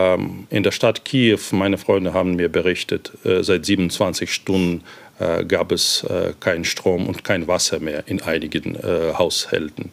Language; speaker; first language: German; non-native, fluent; Ukrainian